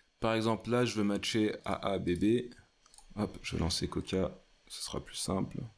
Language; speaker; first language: French; native; French